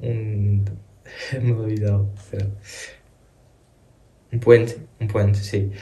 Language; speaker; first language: Spanish; early bilingual, other home language; Ukrainian